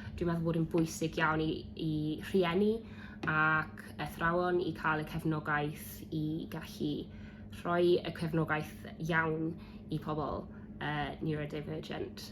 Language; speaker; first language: Welsh; non-native, local second language; English